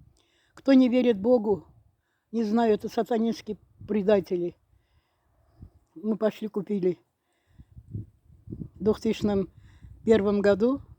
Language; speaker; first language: Russian; non-native, fluent; Azerbaijani